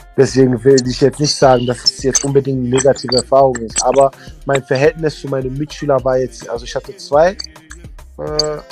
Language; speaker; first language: German; early bilingual, other home language; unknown